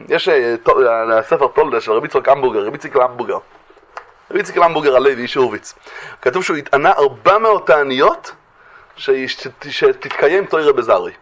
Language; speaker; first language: Hebrew; native; Hebrew